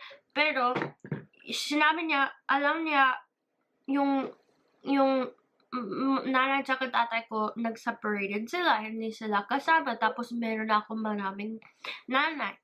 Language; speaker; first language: Filipino; early bilingual, heritage; English